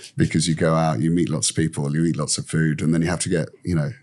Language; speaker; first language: English; native; English